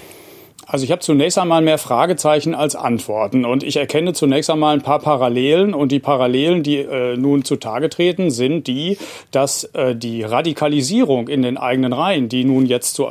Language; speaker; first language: German; native; German